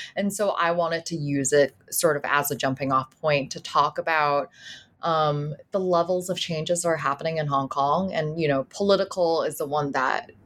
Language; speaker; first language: English; non-native, local second language; Cantonese